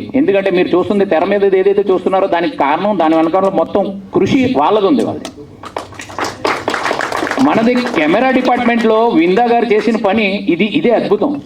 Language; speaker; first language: Telugu; native; Telugu